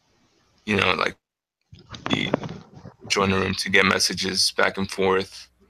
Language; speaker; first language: English; native; English